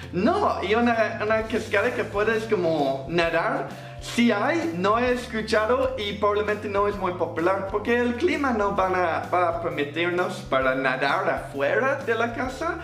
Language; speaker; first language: Spanish; non-native, fluent; English